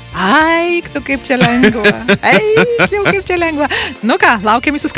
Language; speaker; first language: Lithuanian; native; Lithuanian